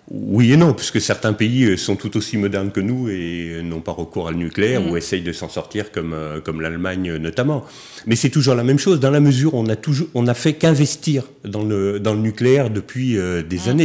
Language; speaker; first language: French; native; French